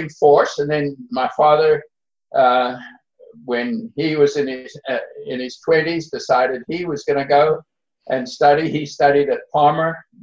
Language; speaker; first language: English; native; English